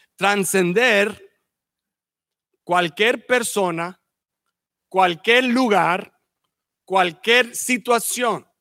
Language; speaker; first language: Spanish; early bilingual, heritage; Spanish